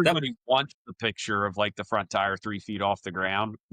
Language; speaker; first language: English; native; English